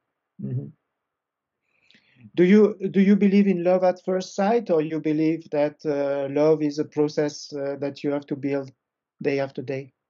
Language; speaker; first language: English; non-native, fluent; French